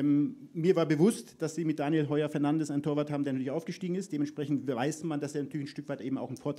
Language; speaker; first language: German; native; German